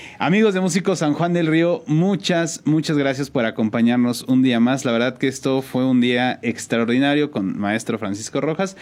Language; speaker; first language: Spanish; native; Spanish